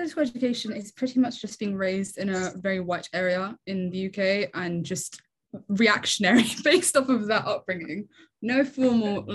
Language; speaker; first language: English; native; English